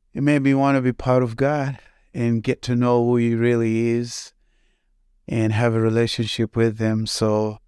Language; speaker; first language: English; non-native, local second language; Shona